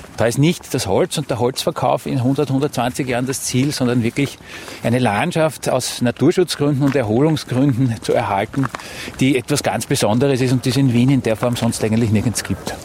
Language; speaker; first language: German; native; German